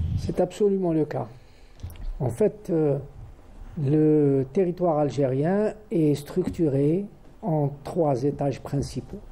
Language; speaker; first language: French; non-native, local second language; Arabic